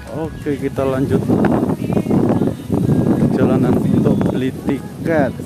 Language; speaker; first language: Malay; non-native, local second language; Javanese